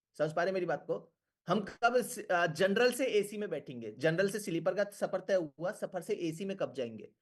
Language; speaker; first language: Hindi; native; Hindi